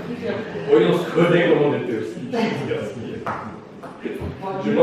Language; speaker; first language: French; native; French